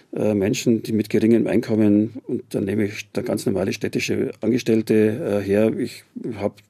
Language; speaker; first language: German; native; German